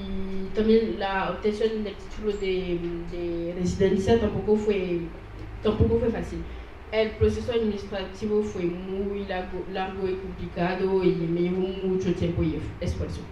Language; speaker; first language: Spanish; non-native, learner; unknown